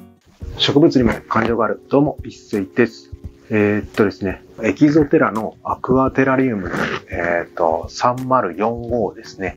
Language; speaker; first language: Japanese; native; Japanese